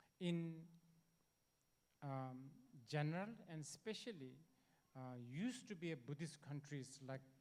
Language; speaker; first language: English; non-native, learner; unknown